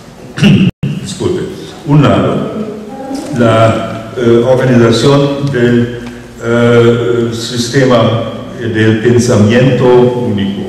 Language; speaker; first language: Spanish; non-native, fluent; German